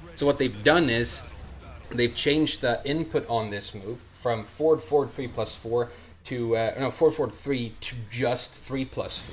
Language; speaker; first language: English; native; English